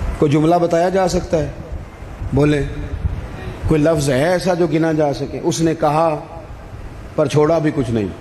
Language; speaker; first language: Urdu; non-native, local second language; Punjabi